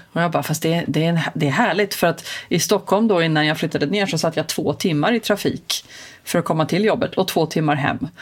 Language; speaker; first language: Swedish; native; Swedish